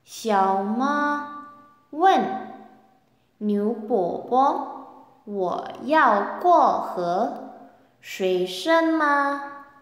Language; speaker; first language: Chinese; non-native, fluent; Indonesian